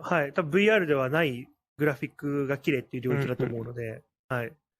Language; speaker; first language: Japanese; native; Japanese